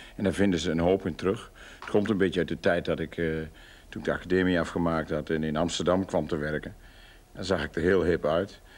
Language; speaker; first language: Dutch; native; Dutch